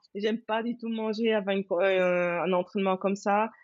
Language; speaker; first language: French; native; French